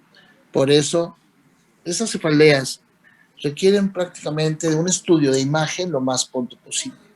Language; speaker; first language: Spanish; native; Spanish